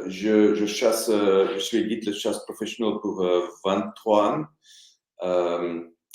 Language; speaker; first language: French; non-native, learner; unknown